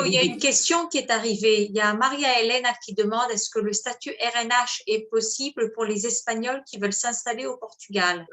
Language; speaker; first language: French; native; French